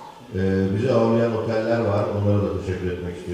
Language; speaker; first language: Turkish; native; Turkish